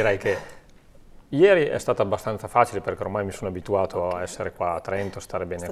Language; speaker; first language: Italian; native; Italian